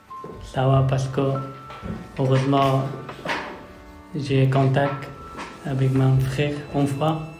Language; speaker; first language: French; non-native, learner; Persian